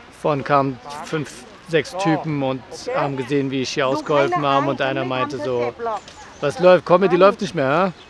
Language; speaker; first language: German; native; German